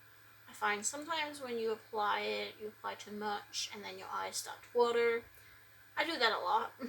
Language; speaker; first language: English; native; English